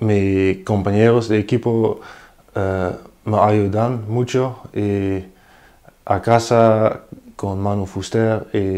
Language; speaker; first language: Spanish; non-native, learner; Dutch